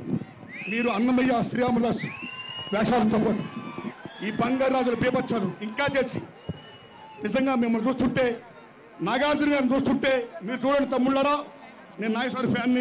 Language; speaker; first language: Telugu; native; Telugu